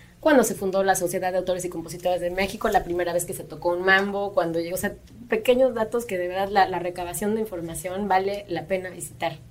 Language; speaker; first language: Spanish; native; Spanish